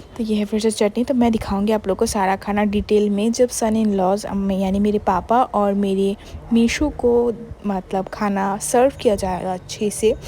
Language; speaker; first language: Hindi; non-native, local second language; Bangla